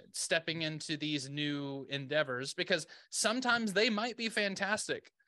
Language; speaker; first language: English; native; English